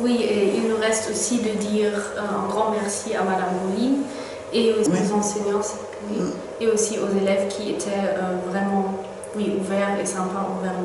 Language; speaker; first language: French; non-native, fluent; German